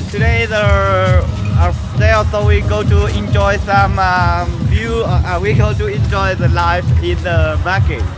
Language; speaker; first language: English; non-native, learner; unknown